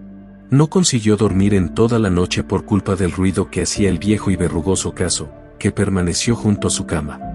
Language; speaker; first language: Spanish; native; Spanish